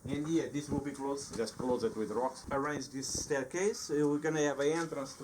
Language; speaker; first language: English; non-native, fluent; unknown